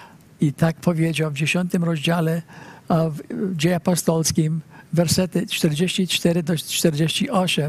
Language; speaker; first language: Polish; early bilingual, heritage; Polish